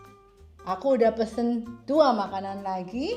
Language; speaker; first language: Indonesian; native; Indonesian